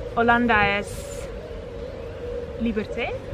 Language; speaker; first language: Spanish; non-native, learner; Dutch